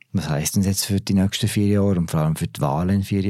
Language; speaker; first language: German; native; German